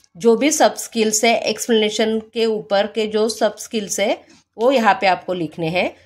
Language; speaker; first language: Hindi; non-native, local second language; Marathi